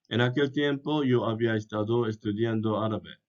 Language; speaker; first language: Spanish; non-native, fluent; English